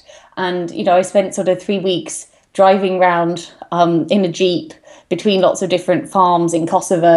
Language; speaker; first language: English; native; English